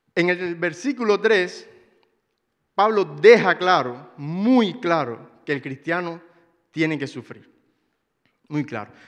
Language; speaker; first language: Spanish; native; Spanish